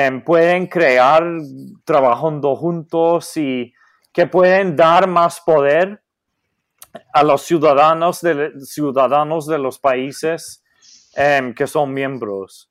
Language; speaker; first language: Spanish; non-native, fluent; Maltese